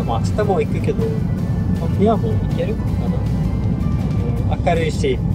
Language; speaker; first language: Japanese; non-native, fluent; Swedish